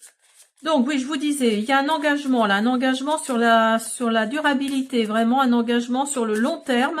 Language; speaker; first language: French; native; French